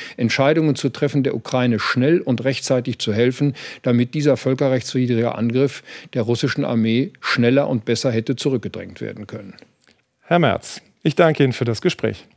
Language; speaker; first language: German; native; German